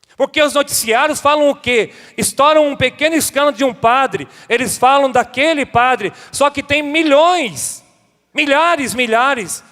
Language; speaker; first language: Portuguese; native; Portuguese